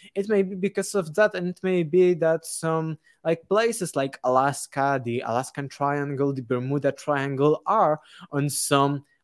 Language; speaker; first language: English; non-native, fluent; Polish